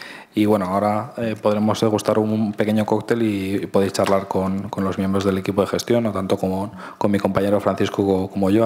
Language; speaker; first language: Spanish; native; Spanish